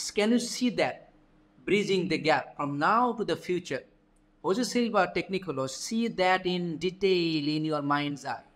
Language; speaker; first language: English; non-native, local second language; Bangla